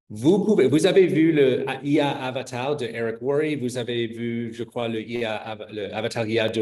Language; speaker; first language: French; non-native, fluent; English